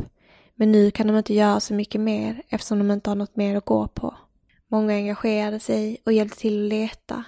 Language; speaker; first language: Swedish; native; Swedish